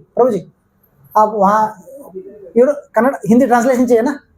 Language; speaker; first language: Hindi; non-native, local second language; Kannada